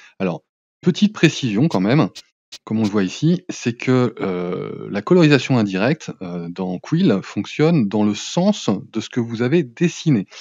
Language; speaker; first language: French; native; French